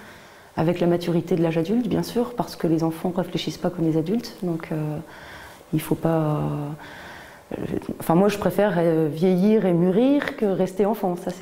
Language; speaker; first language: French; native; French